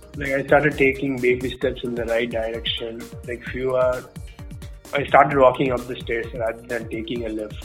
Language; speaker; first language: English; non-native, local second language; Tamil